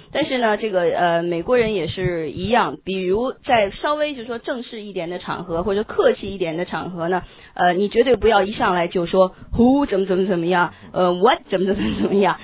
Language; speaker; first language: Chinese; native; Chinese